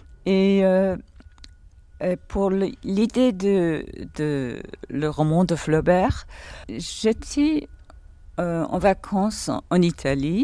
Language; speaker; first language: French; non-native, fluent; English